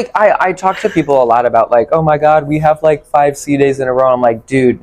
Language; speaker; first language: English; native; English